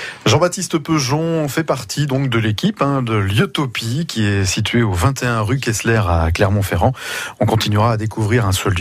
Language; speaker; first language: French; native; French